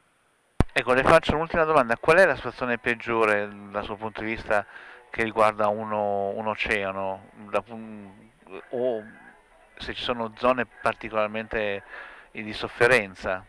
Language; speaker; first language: Italian; native; Italian